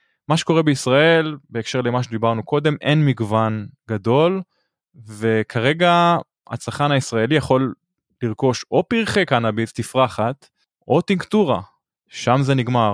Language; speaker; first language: Hebrew; native; Hebrew